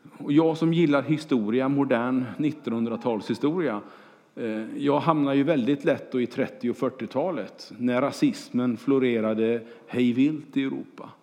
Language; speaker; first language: Swedish; native; Swedish